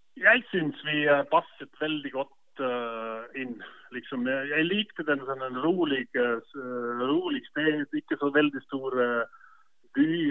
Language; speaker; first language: Norwegian; non-native, fluent; Estonian